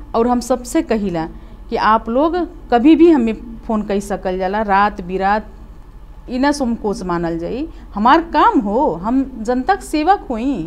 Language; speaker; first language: Bhojpuri; native; Bhojpuri